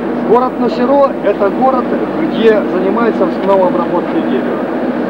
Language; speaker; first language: Russian; native; Russian